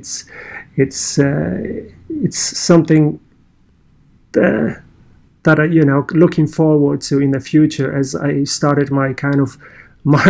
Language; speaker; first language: English; non-native, fluent; Polish